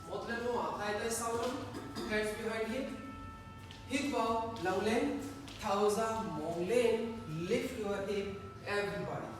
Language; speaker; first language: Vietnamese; non-native, learner; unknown